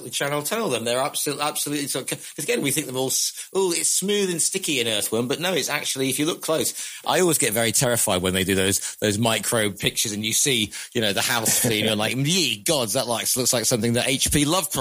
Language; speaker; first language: English; native; English